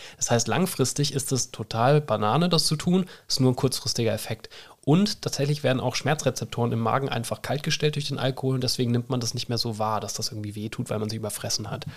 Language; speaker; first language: German; native; German